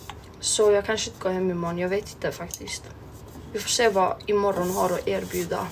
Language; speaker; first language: Swedish; early bilingual, other home language; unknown